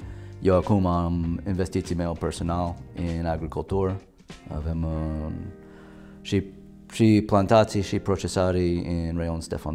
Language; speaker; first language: Romanian; non-native, learner; English